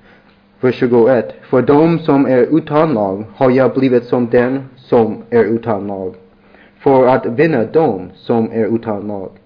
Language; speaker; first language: Swedish; non-native, learner; English